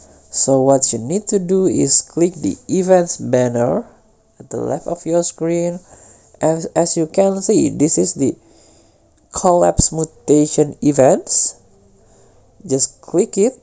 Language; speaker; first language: English; non-native, fluent; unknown